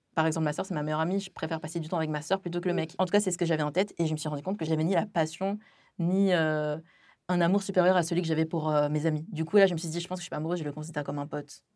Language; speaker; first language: French; early bilingual, other home language; Chinese